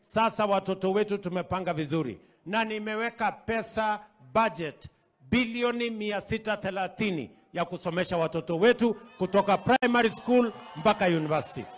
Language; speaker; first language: Swahili; non-native, local second language; Kalenjin